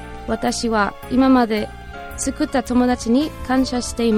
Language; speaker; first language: Japanese; non-native, learner; English